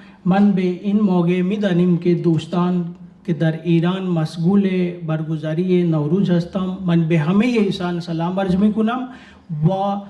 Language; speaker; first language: Persian; non-native, learner; Urdu